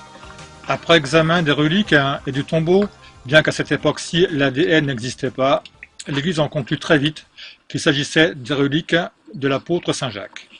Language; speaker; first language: French; native; French